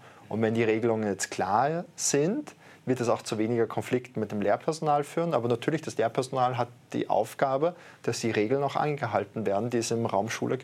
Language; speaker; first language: German; native; German